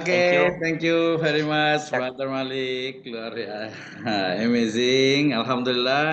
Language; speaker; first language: English; non-native, learner; Indonesian